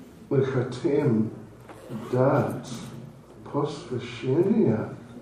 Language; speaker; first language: Russian; non-native, learner; English